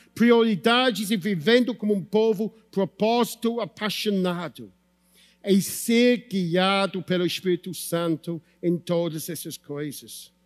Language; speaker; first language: Portuguese; non-native, fluent; English